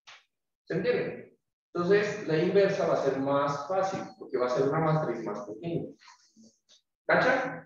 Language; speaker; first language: Spanish; native; Spanish